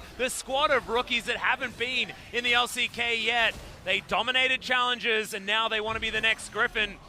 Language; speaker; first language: English; native; English